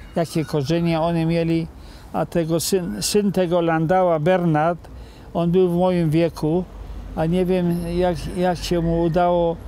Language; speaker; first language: Polish; non-native, local second language; Yiddish